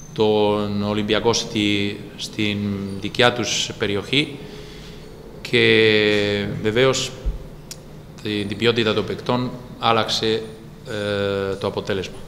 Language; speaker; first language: Greek; non-native, fluent; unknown